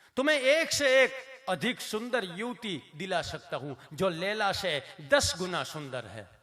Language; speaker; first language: Hindi; non-native, local second language; Gujarati